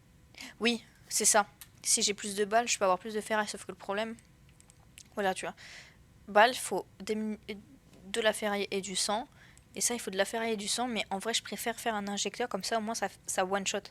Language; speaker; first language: French; native; French